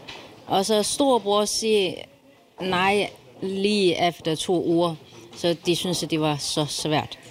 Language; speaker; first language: Danish; non-native, fluent; Chinese